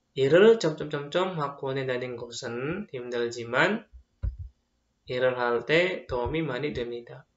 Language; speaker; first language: Korean; non-native, fluent; Indonesian